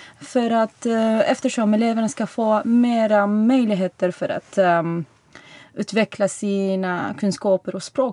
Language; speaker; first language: Swedish; non-native, fluent; Arabic